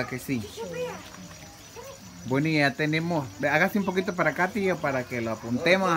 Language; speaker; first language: Spanish; native; Spanish